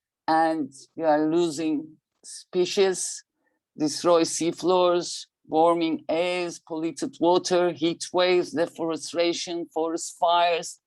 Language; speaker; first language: English; non-native, fluent; Turkish